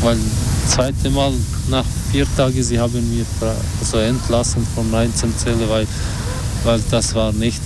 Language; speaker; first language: German; non-native, learner; Albanian